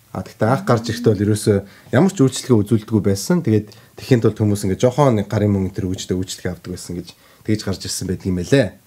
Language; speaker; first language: Mongolian; native; Mongolian